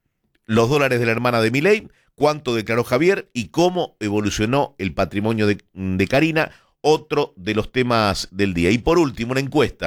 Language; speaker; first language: Spanish; native; Spanish